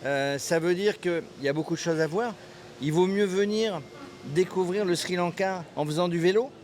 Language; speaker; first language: French; native; French